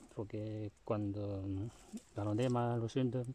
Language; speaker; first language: Spanish; non-native, learner; Chinese